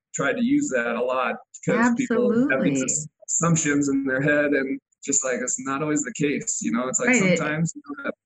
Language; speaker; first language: English; native; English